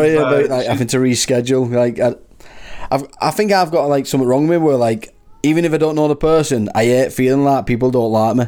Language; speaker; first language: English; native; English